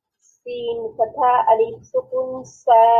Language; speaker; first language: Arabic; non-native, learner; Bangla